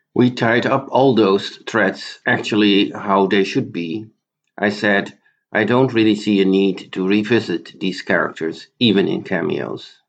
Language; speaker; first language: English; non-native, fluent; Dutch